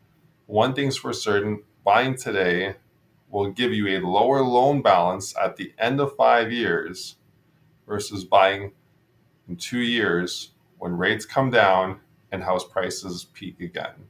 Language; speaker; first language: English; native; English